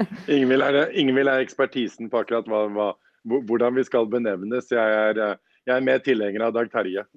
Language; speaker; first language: Norwegian; native; Norwegian